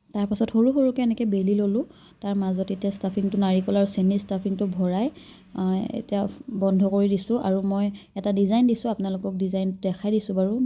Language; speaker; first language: Assamese; native; Assamese